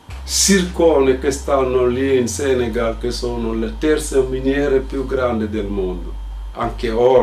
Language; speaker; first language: Italian; non-native, fluent; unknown